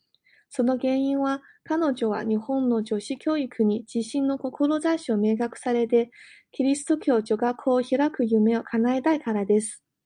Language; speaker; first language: Japanese; non-native, learner; English